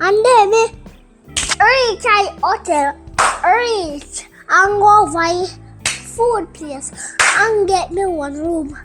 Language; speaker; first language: English; non-native, local second language; Jamaican Creole English